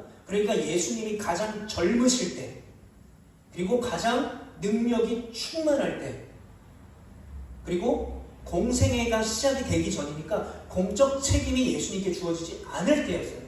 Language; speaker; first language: Korean; native; Korean